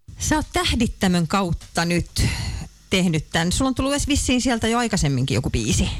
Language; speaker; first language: Finnish; native; Finnish